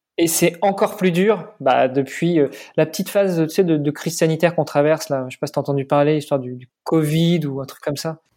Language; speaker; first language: French; native; French